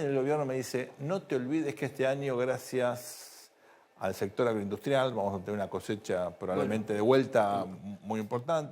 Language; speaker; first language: Spanish; native; Spanish